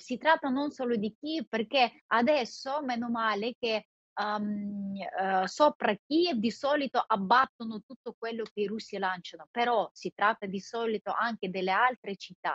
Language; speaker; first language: Italian; non-native, fluent; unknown